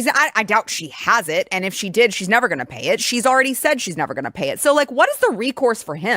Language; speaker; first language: English; native; English